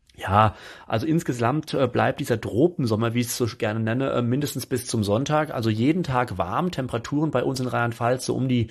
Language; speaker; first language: German; native; German